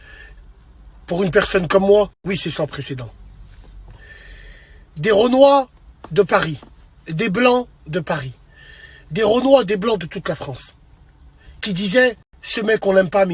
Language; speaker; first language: French; native; French